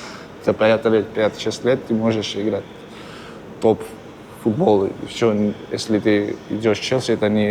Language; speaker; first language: Russian; non-native, learner; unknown